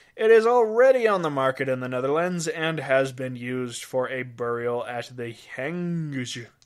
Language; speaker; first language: English; native; English